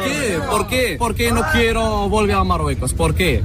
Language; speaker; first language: Spanish; non-native, learner; Arabic